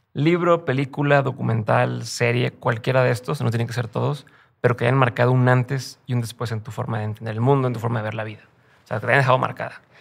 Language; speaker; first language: Spanish; native; Spanish